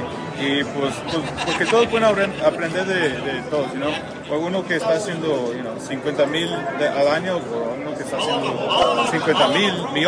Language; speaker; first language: Spanish; early bilingual, heritage; Spanish